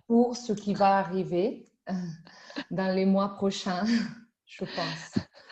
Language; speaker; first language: French; non-native, fluent; Spanish